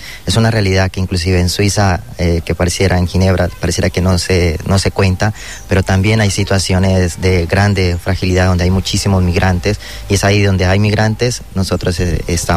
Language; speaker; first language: Spanish; native; Spanish